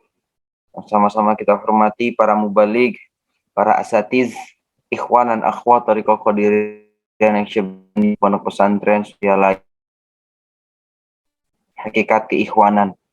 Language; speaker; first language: Indonesian; native; Indonesian